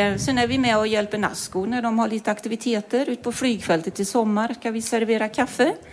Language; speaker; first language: Swedish; native; Swedish